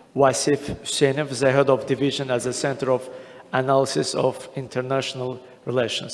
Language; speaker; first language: English; non-native, fluent; Azerbaijani